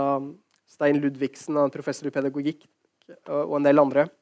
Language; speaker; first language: Norwegian; native; Norwegian